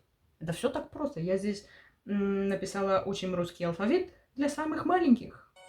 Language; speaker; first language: Russian; early bilingual, heritage; Russian